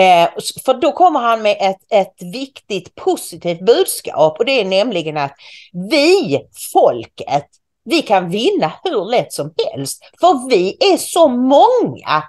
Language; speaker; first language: Swedish; native; Swedish